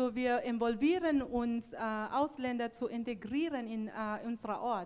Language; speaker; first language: German; non-native, fluent; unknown